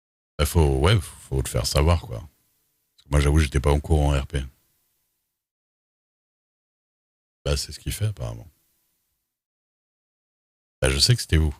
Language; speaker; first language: French; native; French